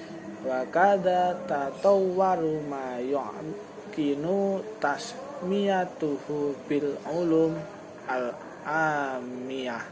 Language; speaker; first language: Arabic; non-native, learner; Indonesian